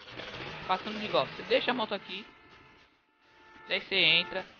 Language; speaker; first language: Portuguese; native; Portuguese